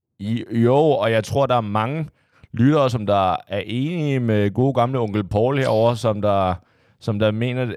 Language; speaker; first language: Danish; early bilingual, other home language; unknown